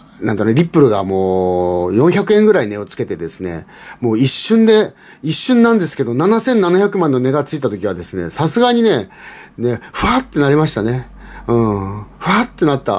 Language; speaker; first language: Japanese; native; Japanese